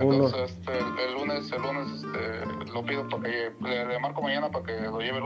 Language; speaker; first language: Spanish; native; Spanish